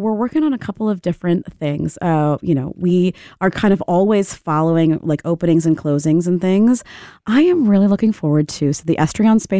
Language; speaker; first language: English; native; English